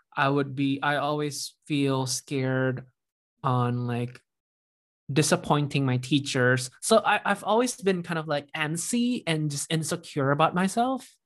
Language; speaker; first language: English; non-native, fluent; Indonesian